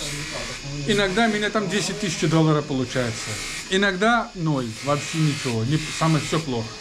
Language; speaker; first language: Russian; non-native, learner; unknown